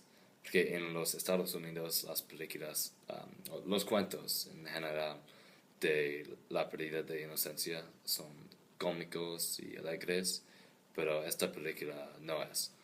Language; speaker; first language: Spanish; non-native, learner; English